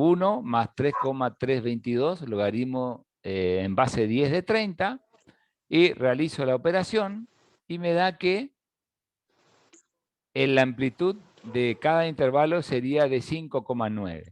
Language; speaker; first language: Spanish; native; Spanish